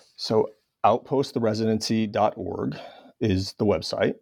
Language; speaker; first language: English; native; English